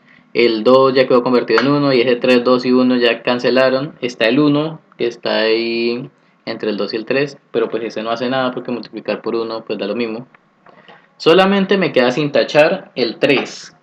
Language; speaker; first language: Spanish; native; Spanish